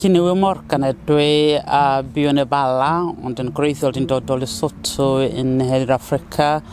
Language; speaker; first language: Welsh; non-native, fluent; Southern Sotho